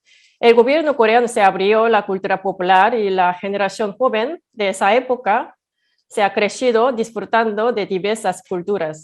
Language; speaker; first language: Spanish; non-native, fluent; Korean